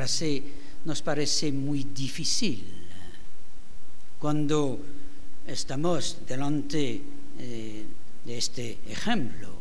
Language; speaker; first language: Spanish; non-native, fluent; French